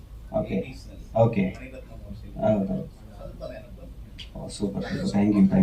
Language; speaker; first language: Kannada; non-native, learner; Telugu